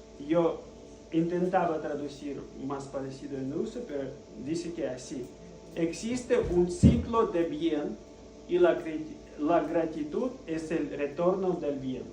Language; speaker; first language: Spanish; non-native, fluent; Russian